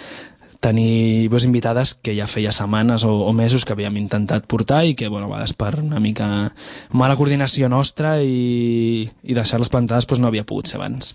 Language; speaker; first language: Catalan; native; Catalan